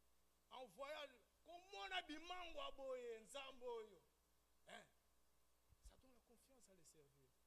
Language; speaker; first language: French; non-native, local second language; Lingala